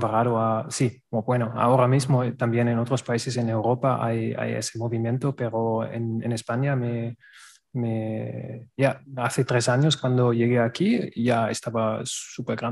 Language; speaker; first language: Spanish; non-native, learner; German